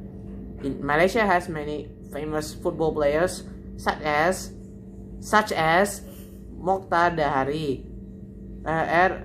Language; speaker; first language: English; non-native, learner; Indonesian